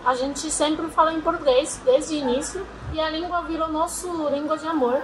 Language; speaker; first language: Portuguese; non-native, fluent; Chinese